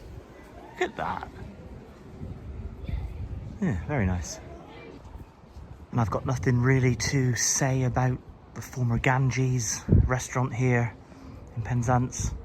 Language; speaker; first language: English; native; English